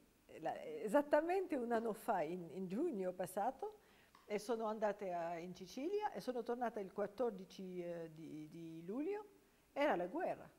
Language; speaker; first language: Italian; non-native, fluent; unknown